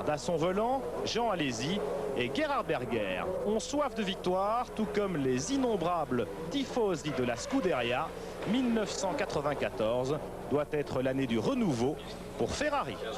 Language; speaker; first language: French; native; French